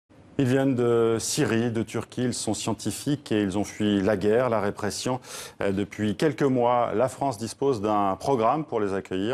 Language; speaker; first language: French; native; French